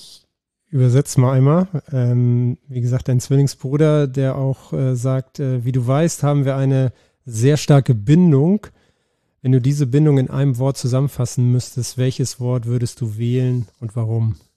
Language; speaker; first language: German; native; German